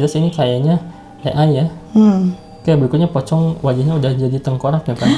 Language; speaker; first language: Indonesian; native; Indonesian